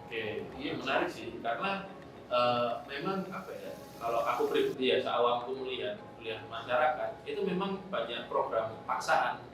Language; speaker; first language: Indonesian; native; Indonesian